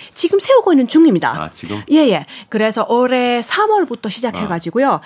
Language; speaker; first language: Korean; non-native, fluent; Finnish